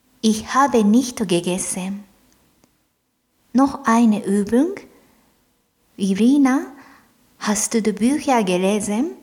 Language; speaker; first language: German; non-native, fluent; Japanese